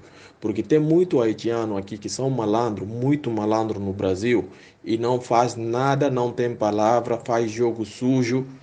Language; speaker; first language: Portuguese; non-native, fluent; Haitian Creole